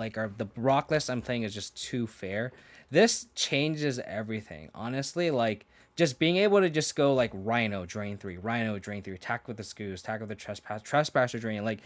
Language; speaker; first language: English; native; English